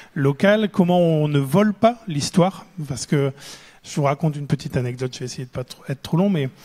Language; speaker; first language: French; native; French